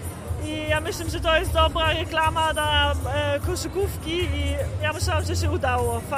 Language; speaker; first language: Polish; early bilingual, heritage; Polish